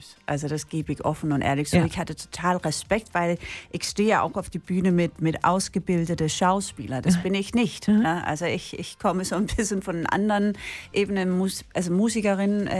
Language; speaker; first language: German; non-native, fluent; Danish